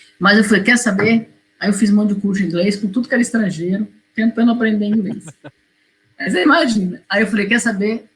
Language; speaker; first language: Portuguese; native; Portuguese